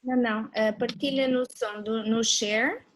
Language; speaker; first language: Portuguese; native; Portuguese